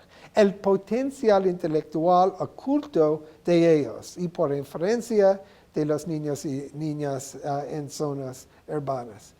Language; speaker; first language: Spanish; non-native, learner; English